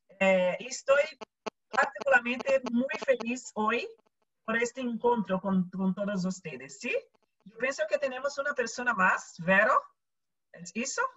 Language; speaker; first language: Spanish; non-native, local second language; Portuguese